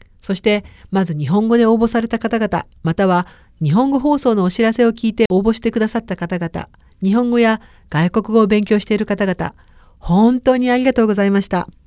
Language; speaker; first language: Japanese; native; Japanese